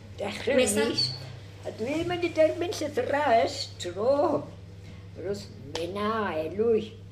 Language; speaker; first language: Welsh; early bilingual, heritage; Welsh